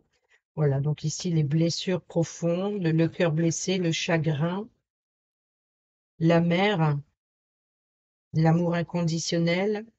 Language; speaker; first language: French; native; French